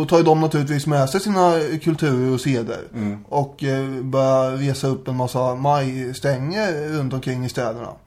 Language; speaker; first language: Swedish; native; Swedish